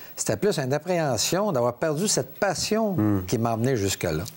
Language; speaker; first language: French; native; French